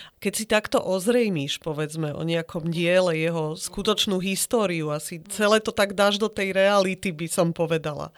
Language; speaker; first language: Slovak; native; Slovak